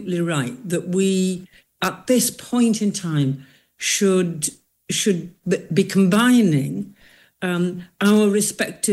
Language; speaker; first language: English; native; English